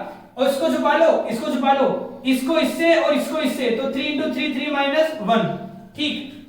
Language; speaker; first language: Hindi; native; Hindi